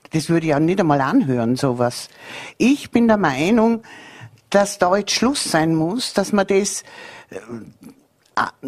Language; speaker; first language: German; native; German